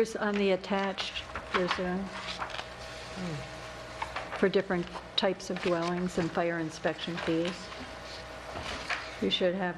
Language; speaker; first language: English; native; English